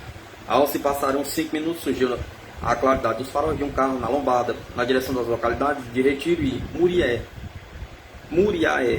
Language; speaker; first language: Portuguese; native; Portuguese